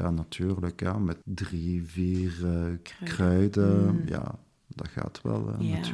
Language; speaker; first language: Dutch; non-native, local second language; French